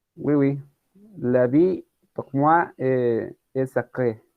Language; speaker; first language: French; non-native, learner; Spanish